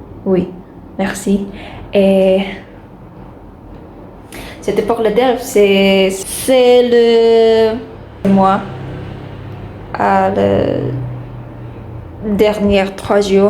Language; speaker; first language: French; non-native, learner; Indonesian